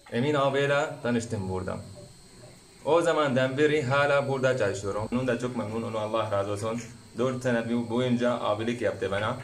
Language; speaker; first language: Turkish; non-native, learner; Arabic